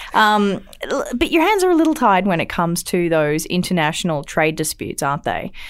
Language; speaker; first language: English; native; English